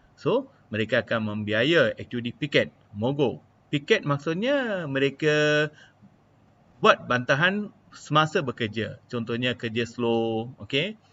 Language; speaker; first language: Malay; non-native, local second language; Tamil